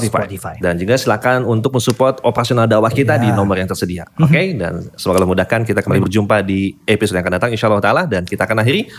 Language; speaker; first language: Indonesian; native; Indonesian